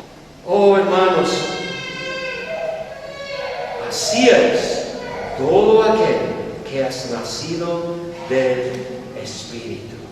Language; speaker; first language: Spanish; non-native, fluent; English